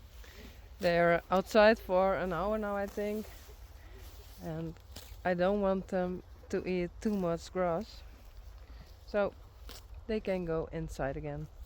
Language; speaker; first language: English; non-native, learner; Western Frisian